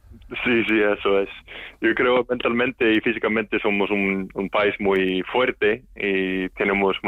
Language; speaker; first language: Spanish; non-native, learner; Icelandic